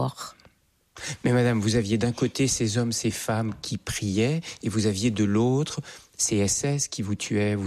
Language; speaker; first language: French; native; French